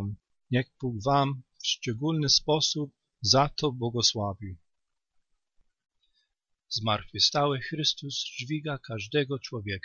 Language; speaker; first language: Polish; native; Polish